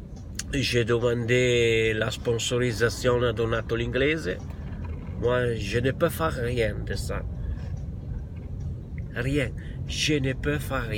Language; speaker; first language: French; non-native, learner; Italian